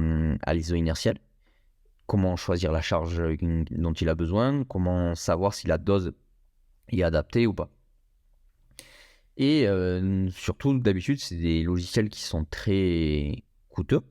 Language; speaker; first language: French; native; French